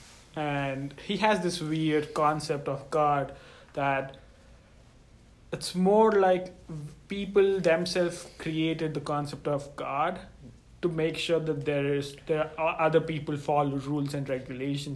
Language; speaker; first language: English; non-native, local second language; Telugu